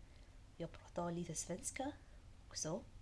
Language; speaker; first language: Swedish; non-native, learner; English